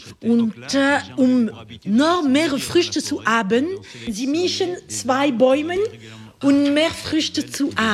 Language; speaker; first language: German; non-native, learner; French